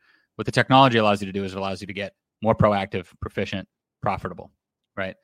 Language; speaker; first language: English; native; English